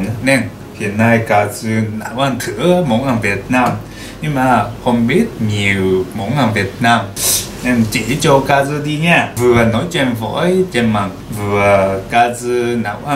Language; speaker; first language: Vietnamese; non-native, learner; Japanese